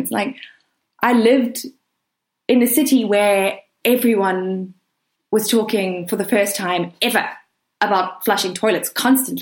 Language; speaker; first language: English; native; English